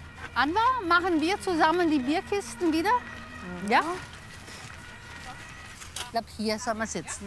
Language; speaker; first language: German; native; German